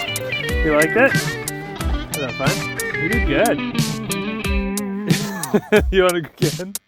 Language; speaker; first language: English; native; English